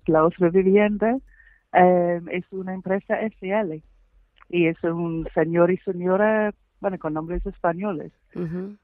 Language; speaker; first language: Spanish; non-native, fluent; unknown